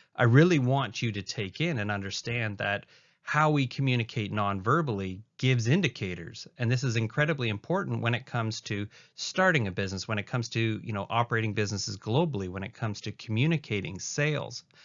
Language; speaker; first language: English; native; English